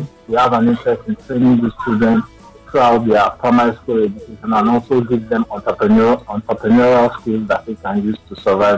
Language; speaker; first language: English; non-native, local second language; Igbo